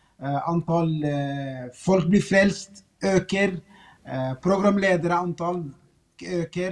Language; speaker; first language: Swedish; non-native, fluent; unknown